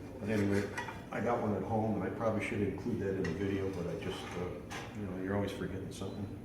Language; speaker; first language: English; native; English